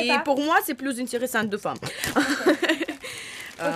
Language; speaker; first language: French; non-native, learner; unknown